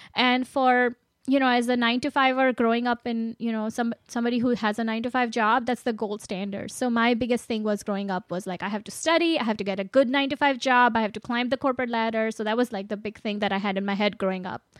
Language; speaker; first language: English; non-native, local second language; Gujarati